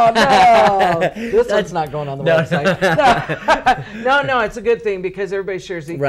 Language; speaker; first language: English; native; English